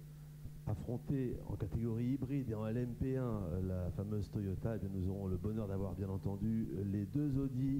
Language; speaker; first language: French; native; French